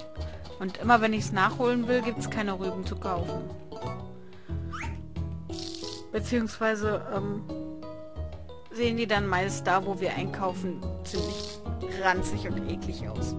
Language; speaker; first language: German; native; German